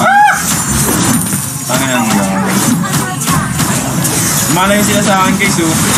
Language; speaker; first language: Filipino; native; Filipino